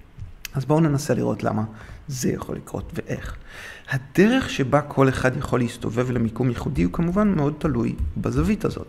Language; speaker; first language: Hebrew; native; Hebrew